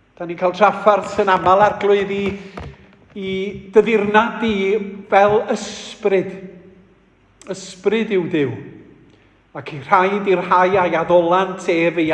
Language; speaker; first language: Welsh; native; Welsh